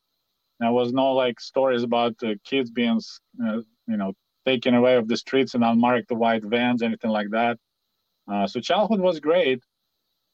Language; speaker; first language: English; non-native, fluent; Russian